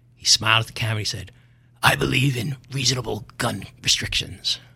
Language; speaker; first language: English; native; English